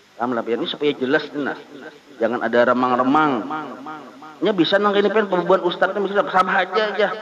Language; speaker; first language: Indonesian; non-native, local second language; Banjar